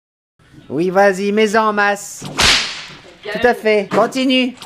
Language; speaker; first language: French; native; French